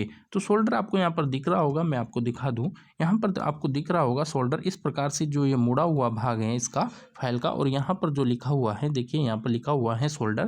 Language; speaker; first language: Hindi; native; Hindi